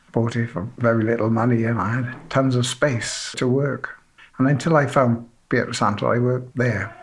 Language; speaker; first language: English; native; English